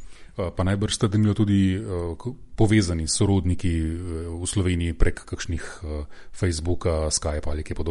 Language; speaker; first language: Slovenian; native; Slovenian